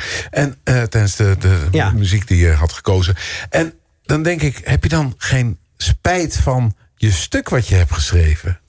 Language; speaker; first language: Dutch; native; Dutch